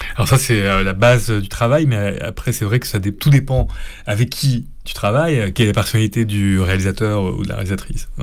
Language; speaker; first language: French; native; French